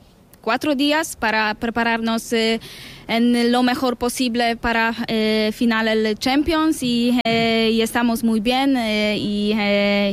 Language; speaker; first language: Spanish; non-native, learner; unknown